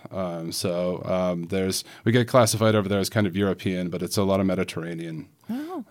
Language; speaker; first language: English; native; English